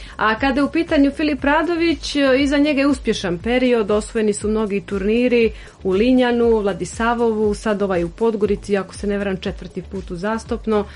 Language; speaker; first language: Serbian; native; Serbian